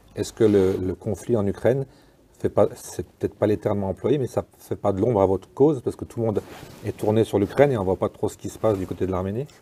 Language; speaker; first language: French; native; French